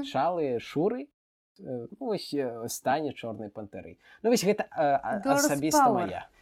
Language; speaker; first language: Belarusian; non-native, local second language; Russian